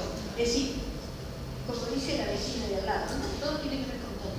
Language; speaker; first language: Spanish; native; Spanish